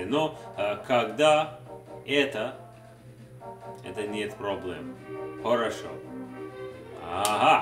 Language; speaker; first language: Russian; non-native, learner; English